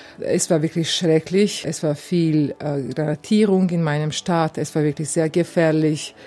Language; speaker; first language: German; non-native, fluent; Croatian